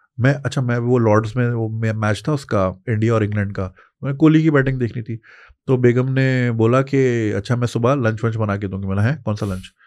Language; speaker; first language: Urdu; native; Urdu